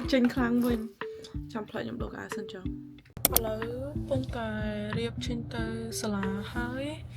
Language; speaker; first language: Khmer; early bilingual, heritage; Khmer